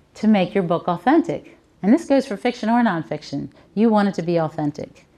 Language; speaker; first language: English; native; English